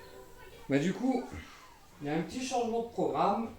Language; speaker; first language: French; native; French